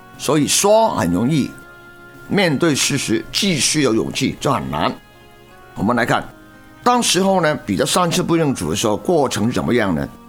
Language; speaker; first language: Chinese; non-native, local second language; Cantonese